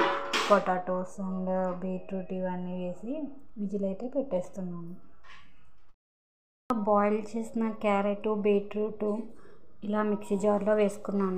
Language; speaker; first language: Telugu; native; Telugu